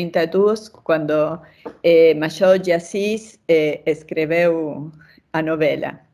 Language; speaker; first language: Portuguese; non-native, fluent; Spanish